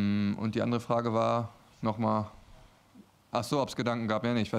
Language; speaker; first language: German; native; German